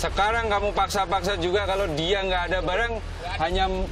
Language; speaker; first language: Indonesian; native; Indonesian